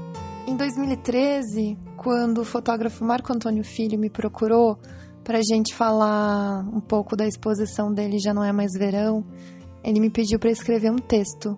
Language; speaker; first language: Portuguese; native; Portuguese